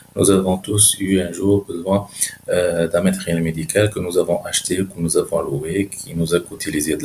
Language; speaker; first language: French; non-native, local second language; Arabic